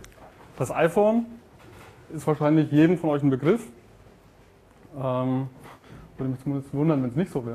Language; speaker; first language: German; native; German